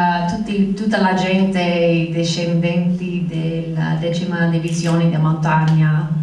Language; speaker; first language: Italian; non-native, fluent; English